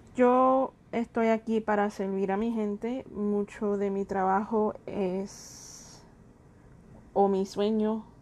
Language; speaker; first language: Spanish; early bilingual, heritage; Spanish